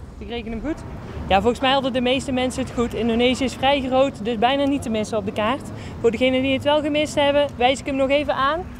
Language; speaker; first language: Dutch; native; Dutch